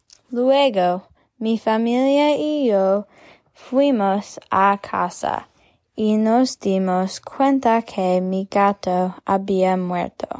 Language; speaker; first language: Spanish; non-native, learner; English